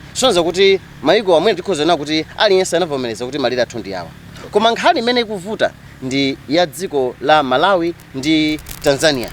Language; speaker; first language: Nyanja; native; Nyanja